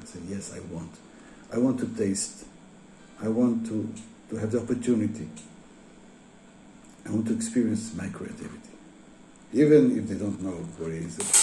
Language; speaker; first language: English; non-native, fluent; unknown